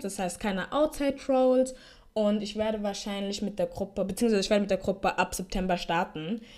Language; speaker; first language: German; early bilingual, heritage; German